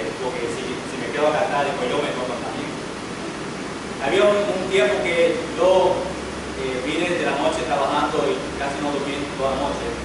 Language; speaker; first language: Spanish; non-native, fluent; English